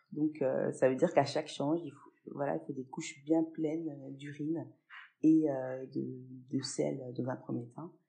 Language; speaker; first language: French; early bilingual, other home language; Fula